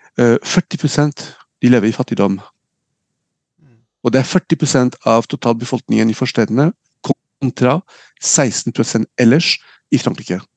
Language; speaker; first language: Norwegian; non-native, fluent; French